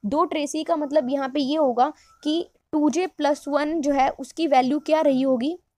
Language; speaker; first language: Hindi; non-native, local second language; Punjabi